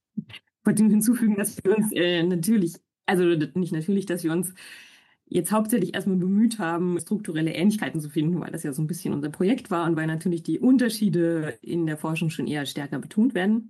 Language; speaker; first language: German; native; German